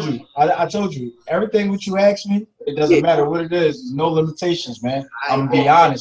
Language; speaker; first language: English; native; English